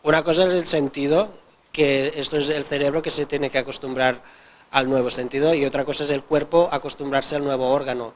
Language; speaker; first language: Spanish; non-native, local second language; Catalan